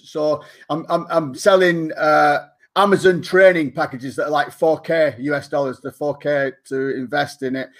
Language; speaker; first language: English; native; English